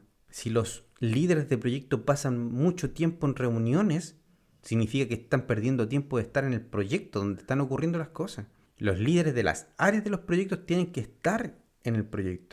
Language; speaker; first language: Spanish; native; Spanish